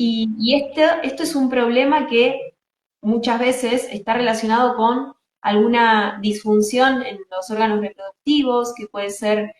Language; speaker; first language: Spanish; native; Spanish